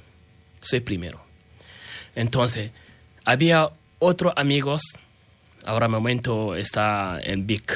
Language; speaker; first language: Spanish; non-native, learner; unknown